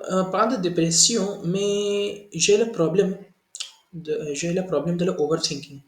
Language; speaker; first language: French; non-native, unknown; Hindi